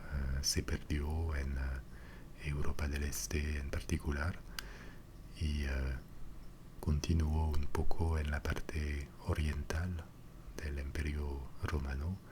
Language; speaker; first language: Spanish; non-native, fluent; French